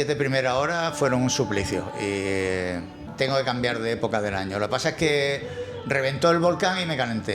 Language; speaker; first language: Spanish; native; Spanish